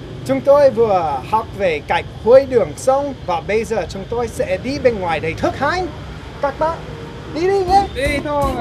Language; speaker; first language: Vietnamese; non-native, learner; Korean